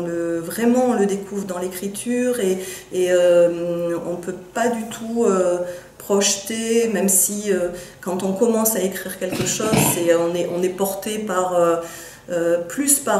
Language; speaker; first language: French; native; French